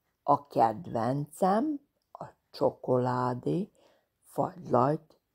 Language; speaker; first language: Hungarian; non-native, fluent; Serbian